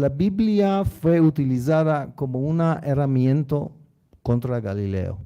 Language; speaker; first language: Spanish; non-native, learner; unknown